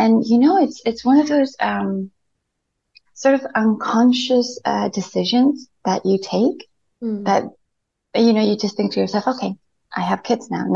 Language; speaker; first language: English; non-native, fluent; Spanish